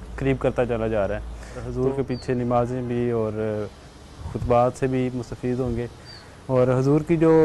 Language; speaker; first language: Urdu; native; Urdu